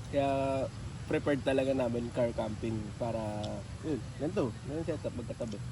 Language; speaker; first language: Filipino; native; Filipino